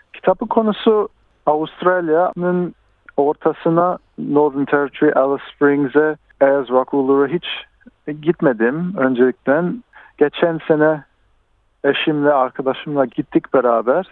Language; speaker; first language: Turkish; early bilingual, heritage; Turkish